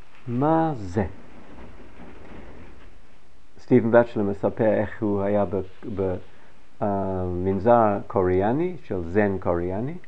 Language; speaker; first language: Hebrew; non-native, fluent; English